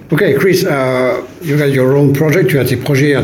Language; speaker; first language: French; native; French